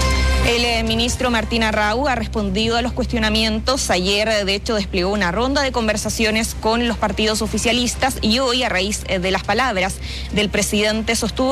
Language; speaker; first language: Spanish; native; Spanish